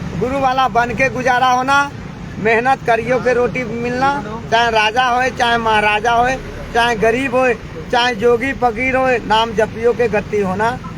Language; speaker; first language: Punjabi; non-native, learner; Nepali